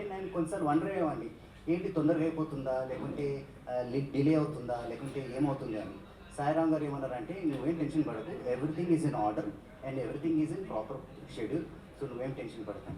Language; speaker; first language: Telugu; native; Telugu